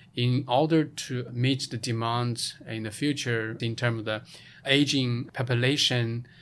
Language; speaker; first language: English; non-native, fluent; Chinese